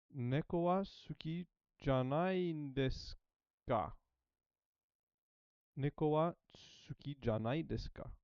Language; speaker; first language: Japanese; non-native, learner; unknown